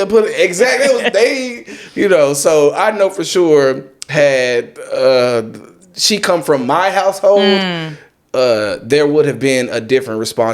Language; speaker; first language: English; native; English